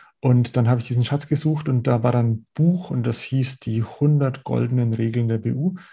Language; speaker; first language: German; native; German